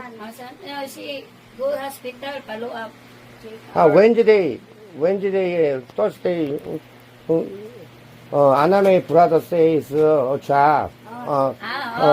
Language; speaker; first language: English; non-native, learner; Korean